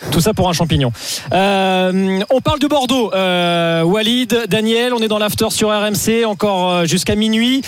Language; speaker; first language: French; native; French